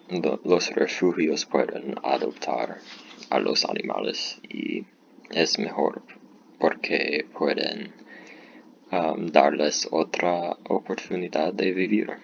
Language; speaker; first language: Spanish; non-native, learner; English